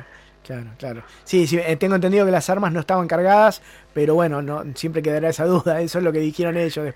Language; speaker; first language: Spanish; native; Spanish